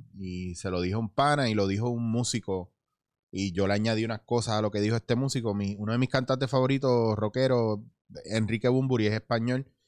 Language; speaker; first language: Spanish; native; Spanish